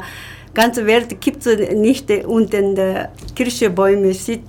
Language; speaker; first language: German; non-native, learner; Japanese